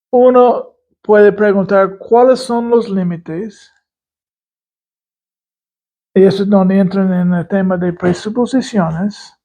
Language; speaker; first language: Spanish; non-native, fluent; English